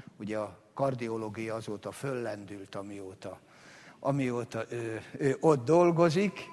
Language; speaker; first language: Hungarian; native; Hungarian